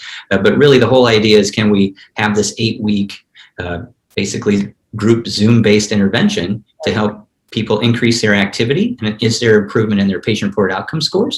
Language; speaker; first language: English; native; English